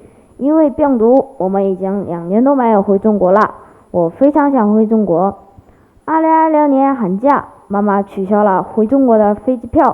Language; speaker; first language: Chinese; early bilingual, heritage; Chinese